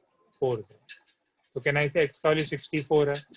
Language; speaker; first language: English; non-native, local second language; Hindi